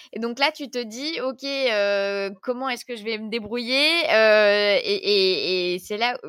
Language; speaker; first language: French; native; French